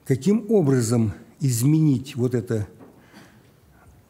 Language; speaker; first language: Russian; native; Russian